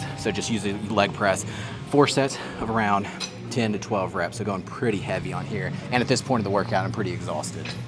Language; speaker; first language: English; native; English